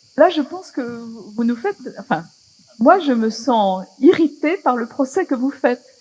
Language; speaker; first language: French; native; French